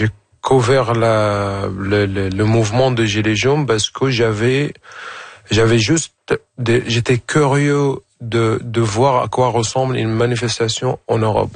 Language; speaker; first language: French; non-native, fluent; Arabic